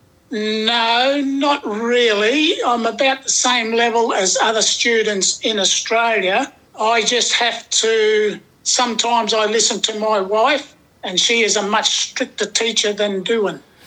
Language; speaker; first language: English; native; English